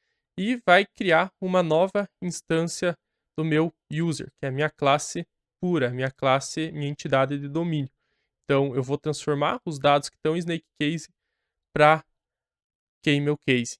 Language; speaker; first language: Portuguese; native; Portuguese